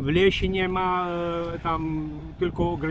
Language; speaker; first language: Polish; non-native, learner; Ukrainian